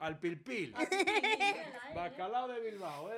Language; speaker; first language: Spanish; native; Spanish